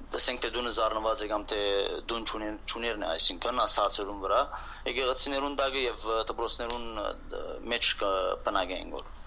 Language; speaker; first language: Armenian; native; Armenian